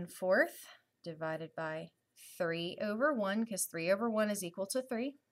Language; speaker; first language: English; native; English